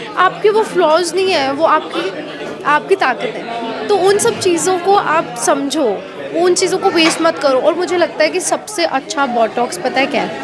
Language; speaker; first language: Hindi; native; Hindi